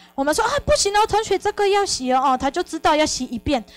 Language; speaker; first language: Chinese; non-native, fluent; Spanish